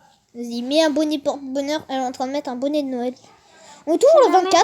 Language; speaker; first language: French; native; French